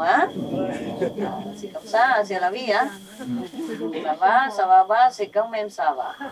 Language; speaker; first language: French; non-native, learner; Vietnamese